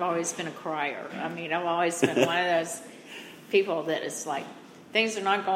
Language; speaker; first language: English; native; English